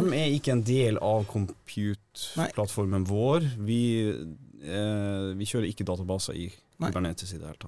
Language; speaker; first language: Norwegian; native; Norwegian